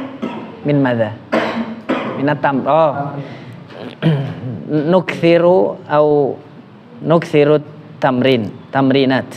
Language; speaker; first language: Arabic; non-native, fluent; Indonesian